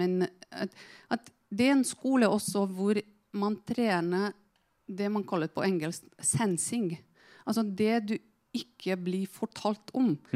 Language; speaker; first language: Norwegian; non-native, fluent; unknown